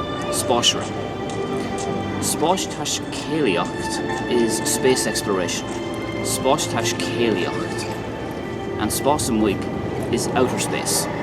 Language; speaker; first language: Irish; non-native, local second language; English